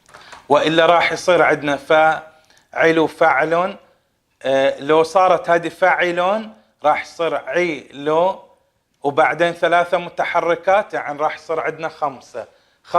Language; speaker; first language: Arabic; native; Arabic